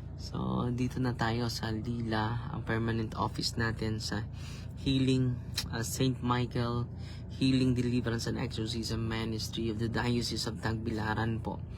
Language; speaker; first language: Filipino; non-native, local second language; Cebuano